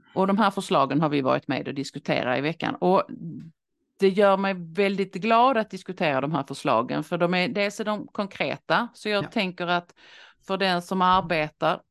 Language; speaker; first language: Swedish; native; Swedish